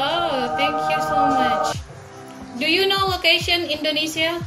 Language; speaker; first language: English; non-native, learner; Indonesian